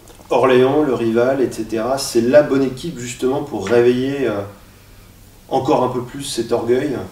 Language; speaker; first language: French; native; French